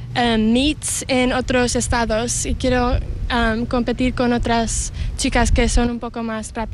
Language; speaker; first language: Spanish; early bilingual, heritage; English